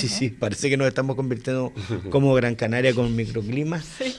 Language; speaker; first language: Spanish; native; Spanish